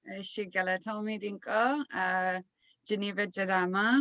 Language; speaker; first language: Oromo; non-native, learner; English